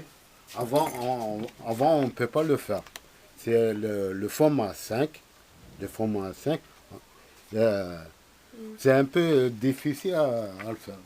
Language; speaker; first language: French; non-native, local second language; Arabic